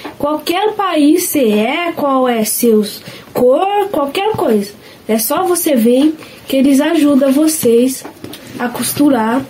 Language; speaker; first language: Portuguese; non-native, learner; Haitian Creole